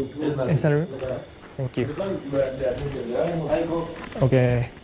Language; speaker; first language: English; non-native, learner; Japanese